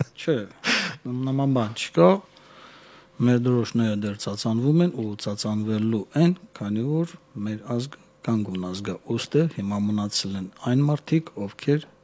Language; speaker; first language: Armenian; native; Armenian